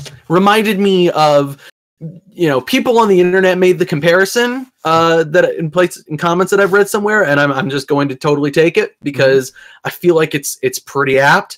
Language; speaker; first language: English; native; English